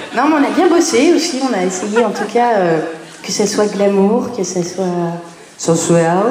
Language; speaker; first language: French; native; French